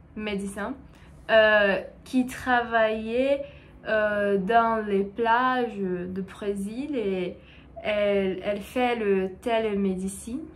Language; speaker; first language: French; non-native, learner; Portuguese